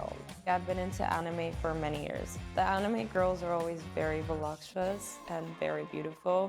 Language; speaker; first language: English; native; English